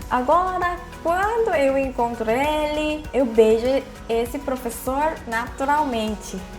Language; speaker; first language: Portuguese; non-native, fluent; Korean